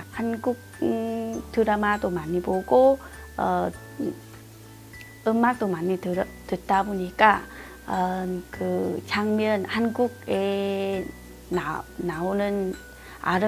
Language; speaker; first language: Korean; non-native, fluent; Vietnamese